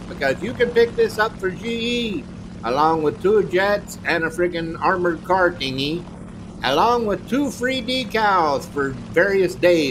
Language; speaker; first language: English; native; English